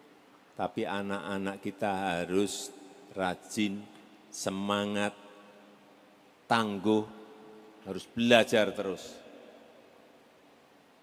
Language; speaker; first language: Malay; non-native, local second language; Javanese